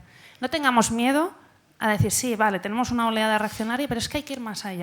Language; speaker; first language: Spanish; native; Spanish